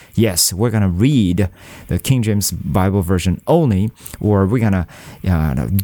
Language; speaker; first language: English; non-native, fluent; Korean